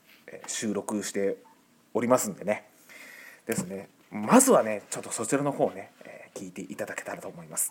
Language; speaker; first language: Japanese; native; Japanese